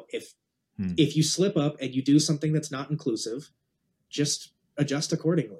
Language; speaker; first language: English; native; English